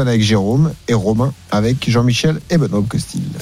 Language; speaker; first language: French; native; French